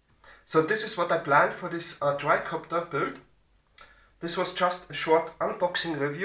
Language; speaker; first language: English; non-native, fluent; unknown